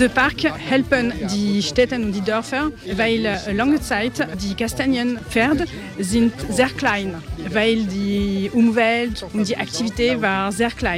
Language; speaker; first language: German; non-native, learner; French